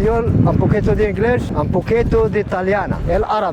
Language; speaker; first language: Spanish; non-native, learner; Arabic